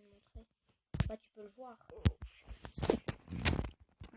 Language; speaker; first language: French; native; French